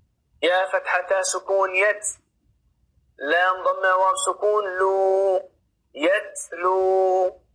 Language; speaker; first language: Arabic; non-native, fluent; Oromo